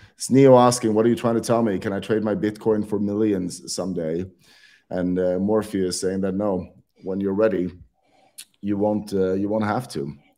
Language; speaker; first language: English; non-native, fluent; Norwegian